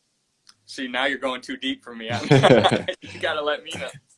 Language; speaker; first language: English; native; English